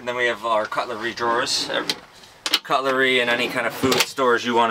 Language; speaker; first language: English; native; English